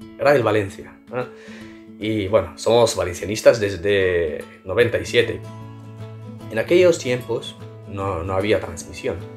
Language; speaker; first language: Spanish; non-native, fluent; Arabic